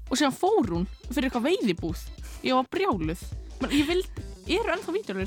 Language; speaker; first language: Icelandic; native; Icelandic